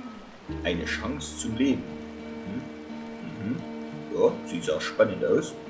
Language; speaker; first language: German; native; German